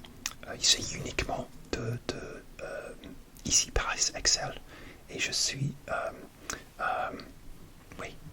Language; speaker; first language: French; non-native, learner; English